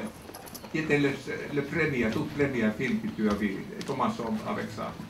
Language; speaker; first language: French; non-native, fluent; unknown